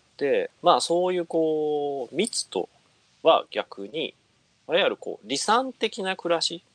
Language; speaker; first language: Japanese; native; Japanese